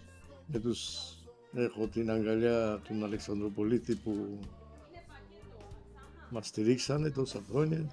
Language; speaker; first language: Greek; non-native, fluent; Armenian